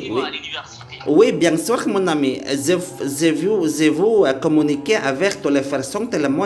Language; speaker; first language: French; non-native, learner; Indonesian